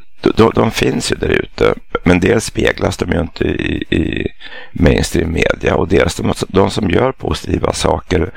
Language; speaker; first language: Swedish; native; Swedish